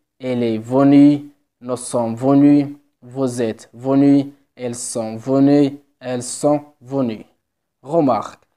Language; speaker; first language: French; non-native, local second language; Arabic